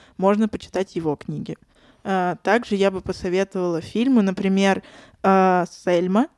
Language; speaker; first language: Russian; native; Russian